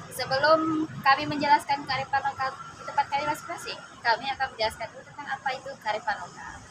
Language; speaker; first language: Indonesian; native; Indonesian